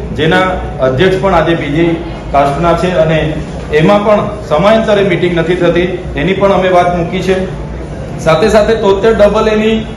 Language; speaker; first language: Gujarati; non-native, local second language; Bhili